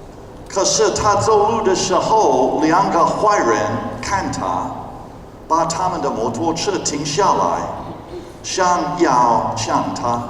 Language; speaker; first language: Chinese; non-native, fluent; English